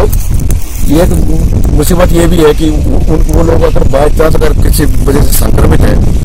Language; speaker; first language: Hindi; native; Hindi